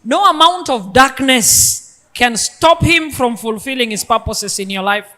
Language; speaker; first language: English; non-native, local second language; Luo (Kenya and Tanzania)